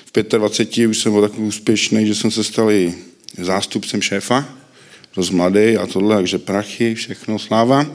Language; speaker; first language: Czech; native; Czech